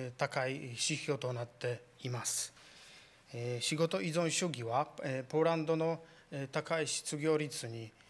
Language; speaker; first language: Japanese; non-native, fluent; Polish